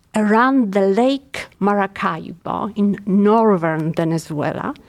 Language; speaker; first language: English; non-native, fluent; Polish